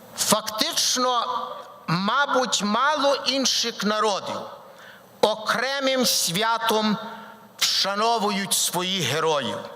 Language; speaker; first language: Ukrainian; early bilingual, heritage; Ukrainian